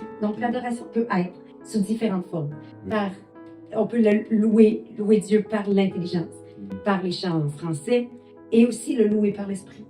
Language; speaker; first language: French; native; French